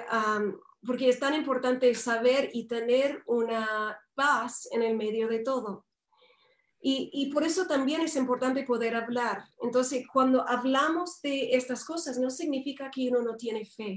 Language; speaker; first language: Spanish; non-native, fluent; English